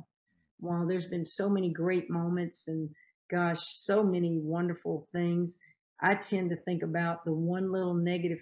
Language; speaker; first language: English; native; English